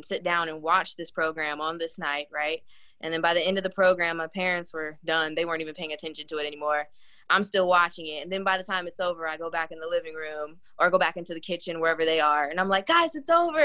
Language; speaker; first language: English; native; English